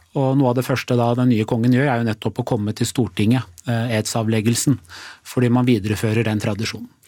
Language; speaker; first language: Norwegian; early bilingual, other home language; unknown